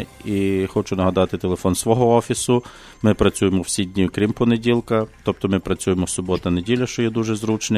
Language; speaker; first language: Ukrainian; native; Ukrainian